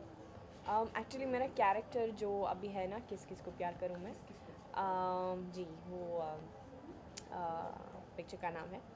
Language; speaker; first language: Hindi; non-native, fluent; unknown